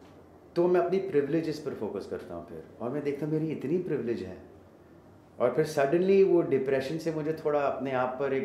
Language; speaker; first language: Hindi; native; Hindi